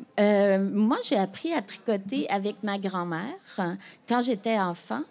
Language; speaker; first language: French; native; French